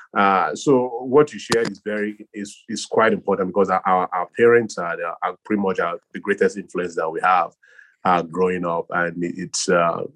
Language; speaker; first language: English; non-native, local second language; Yoruba